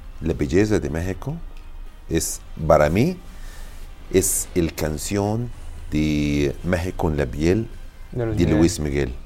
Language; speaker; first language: Spanish; non-native, learner; Arabic